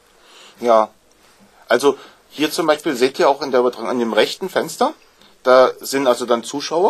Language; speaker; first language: German; native; German